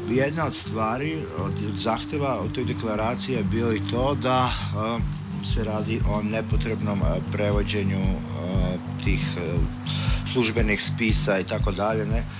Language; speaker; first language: Croatian; early bilingual, other home language; Slovenian